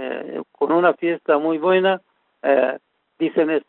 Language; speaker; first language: Spanish; non-native, fluent; Persian